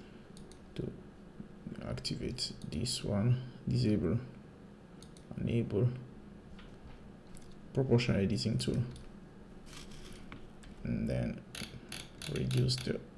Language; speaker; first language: English; non-native, fluent; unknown